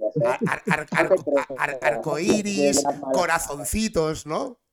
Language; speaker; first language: Spanish; native; Spanish